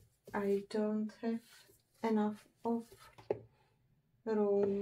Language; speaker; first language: English; non-native, fluent; Czech